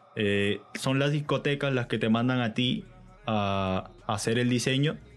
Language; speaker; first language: Spanish; native; Spanish